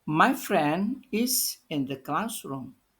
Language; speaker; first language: English; non-native, fluent; Indonesian